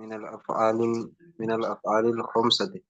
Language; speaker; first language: Arabic; non-native, learner; Indonesian